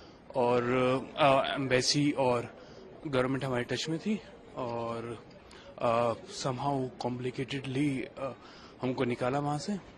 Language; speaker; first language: Hindi; native; Hindi